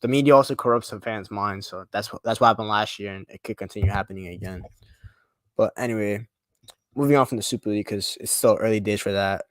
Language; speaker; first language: English; native; English